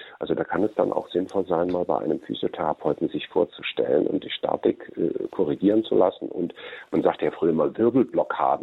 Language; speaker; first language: German; native; German